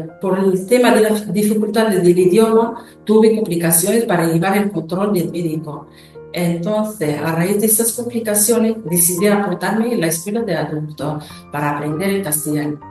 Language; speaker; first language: Spanish; non-native, fluent; Arabic